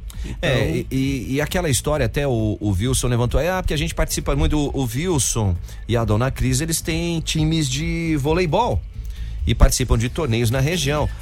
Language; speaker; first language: Portuguese; native; Portuguese